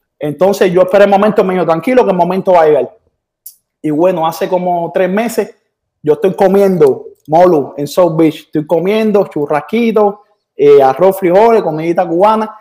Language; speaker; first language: Spanish; native; Spanish